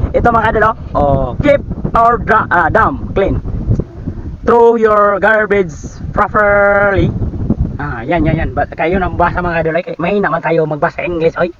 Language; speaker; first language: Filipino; non-native, local second language; Cebuano